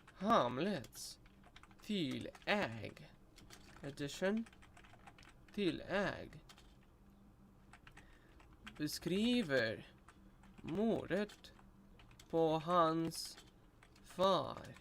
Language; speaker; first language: Swedish; non-native, learner; Russian